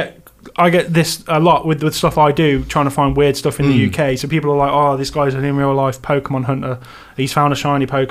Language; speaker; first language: English; native; English